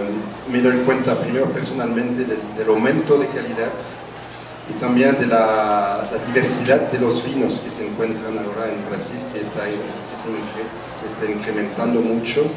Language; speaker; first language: Spanish; non-native, fluent; French